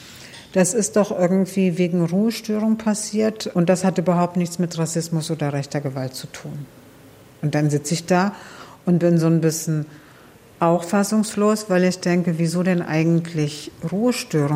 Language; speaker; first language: German; native; German